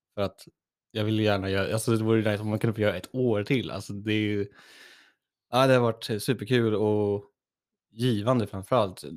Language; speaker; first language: Swedish; native; Swedish